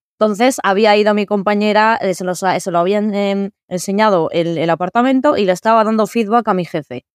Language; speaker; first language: Spanish; early bilingual, other home language; Arabic